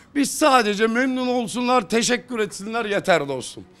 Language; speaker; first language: Turkish; native; Turkish